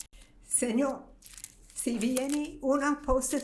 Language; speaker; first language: Spanish; non-native, fluent; English